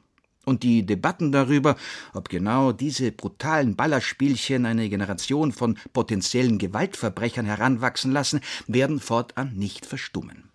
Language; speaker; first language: German; native; German